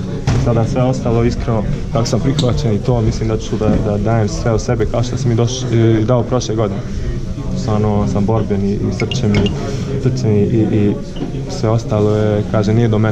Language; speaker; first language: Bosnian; early bilingual, heritage; Croatian